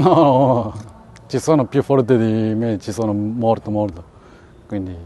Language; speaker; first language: Italian; non-native, learner; Japanese